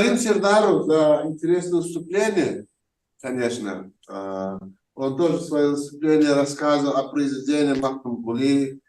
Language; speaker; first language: Russian; non-native, fluent; Turkmen